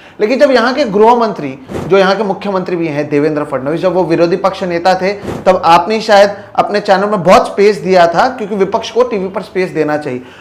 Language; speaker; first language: Hindi; native; Hindi